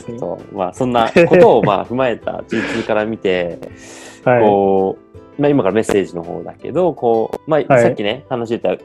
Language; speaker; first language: Japanese; native; Japanese